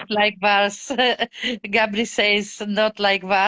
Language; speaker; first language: English; non-native, fluent; Bulgarian